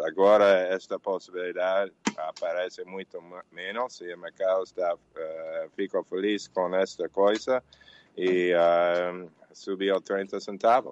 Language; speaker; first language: Portuguese; non-native, learner; English